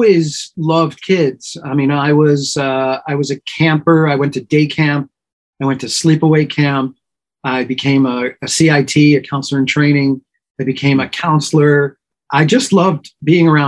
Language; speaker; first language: English; native; English